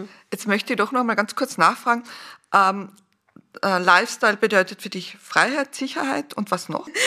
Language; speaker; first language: German; native; German